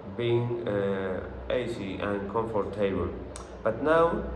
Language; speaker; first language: English; non-native, learner; Spanish